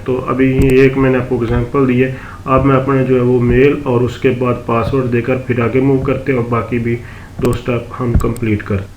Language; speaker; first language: Urdu; non-native, local second language; Punjabi